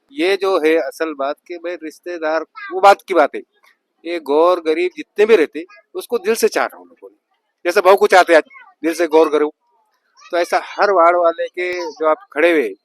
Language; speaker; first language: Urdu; non-native, local second language; Marathi